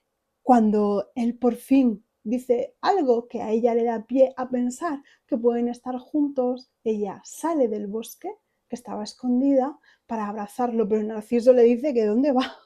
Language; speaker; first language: Spanish; native; Spanish